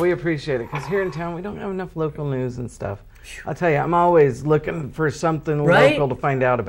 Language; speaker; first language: English; native; English